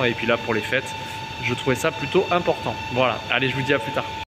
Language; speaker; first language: French; native; French